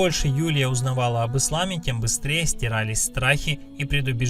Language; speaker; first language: Russian; native; Russian